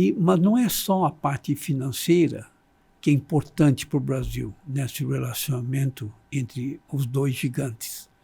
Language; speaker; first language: Portuguese; non-native, fluent; Chinese